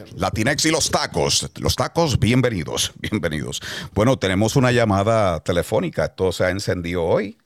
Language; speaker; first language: Spanish; early bilingual, heritage; Spanish